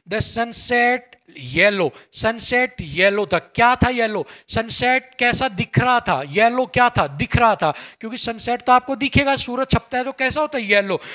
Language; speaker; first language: Hindi; native; Hindi